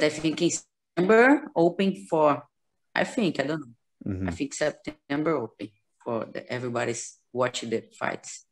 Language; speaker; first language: English; non-native, learner; Portuguese